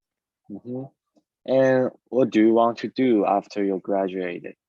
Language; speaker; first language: English; non-native, learner; Chinese